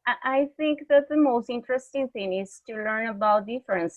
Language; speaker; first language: English; non-native, fluent; Spanish